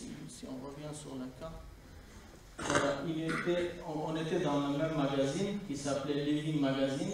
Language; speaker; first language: French; non-native, fluent; Kurdish